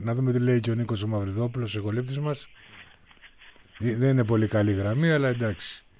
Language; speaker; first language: Greek; native; Greek